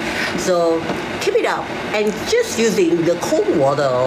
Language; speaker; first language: English; non-native, learner; Malay